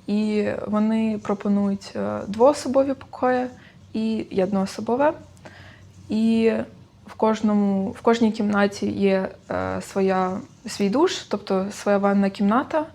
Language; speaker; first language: Ukrainian; native; Ukrainian